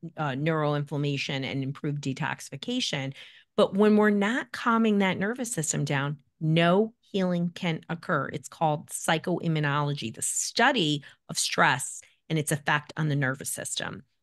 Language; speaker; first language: English; native; English